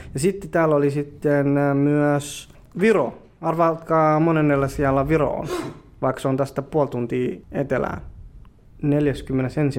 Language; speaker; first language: Finnish; early bilingual, other home language; Somali